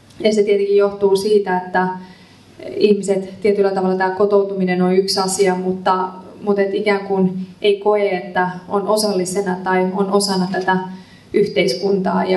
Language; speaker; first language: Finnish; early bilingual, other home language; Persian